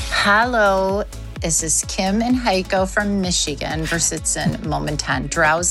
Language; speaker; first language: German; non-native, learner; English